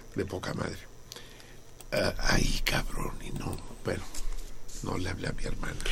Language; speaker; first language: Spanish; native; Spanish